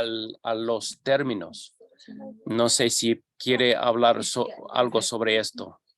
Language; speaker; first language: Spanish; non-native, fluent; English